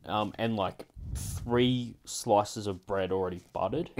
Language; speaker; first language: English; native; English